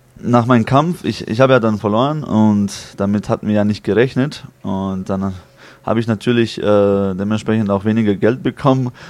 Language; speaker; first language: German; early bilingual, other home language; Chechen